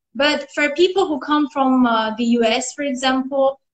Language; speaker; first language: English; non-native, fluent; Armenian